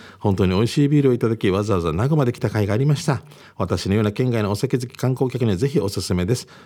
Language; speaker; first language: Japanese; native; Japanese